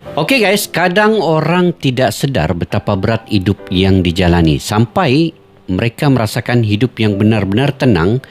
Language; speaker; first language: Indonesian; native; Indonesian